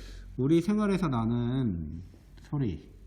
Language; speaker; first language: Korean; native; Korean